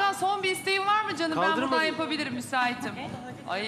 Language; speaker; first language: Turkish; native; Turkish